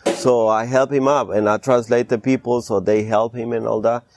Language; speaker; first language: English; early bilingual, other home language; Spanish